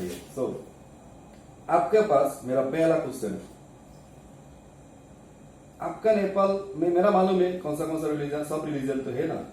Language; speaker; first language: Hindi; non-native, learner; Bangla